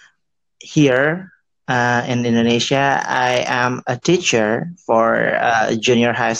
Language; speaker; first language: English; non-native, fluent; Indonesian